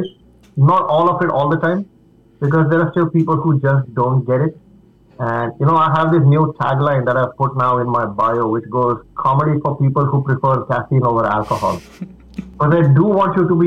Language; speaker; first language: English; non-native, local second language; Marathi